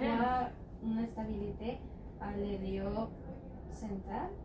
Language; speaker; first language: French; non-native, learner; Spanish